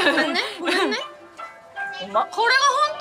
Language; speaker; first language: Japanese; non-native, learner; Korean